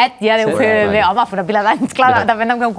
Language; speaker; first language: Catalan; native; Catalan